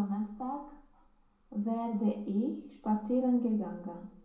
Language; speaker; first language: German; non-native, learner; Romanian